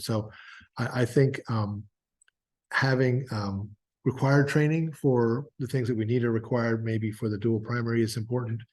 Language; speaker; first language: English; native; English